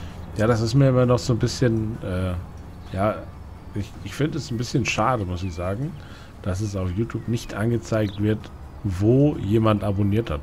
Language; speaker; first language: German; native; German